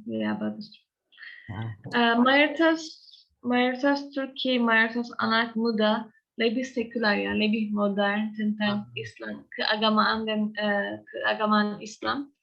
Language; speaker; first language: Indonesian; non-native, learner; Turkish